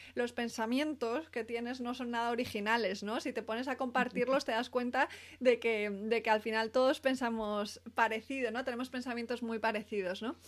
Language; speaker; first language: Spanish; native; Spanish